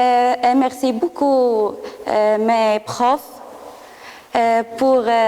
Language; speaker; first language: French; non-native, learner; Arabic